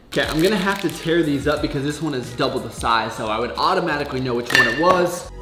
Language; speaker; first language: English; native; English